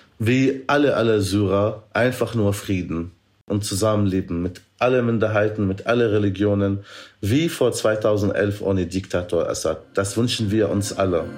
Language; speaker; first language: German; non-native, fluent; Arabic